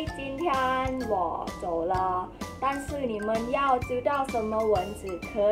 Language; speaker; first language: Chinese; non-native, learner; Thai